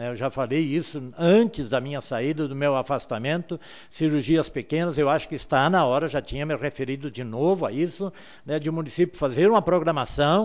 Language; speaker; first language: Portuguese; native; Portuguese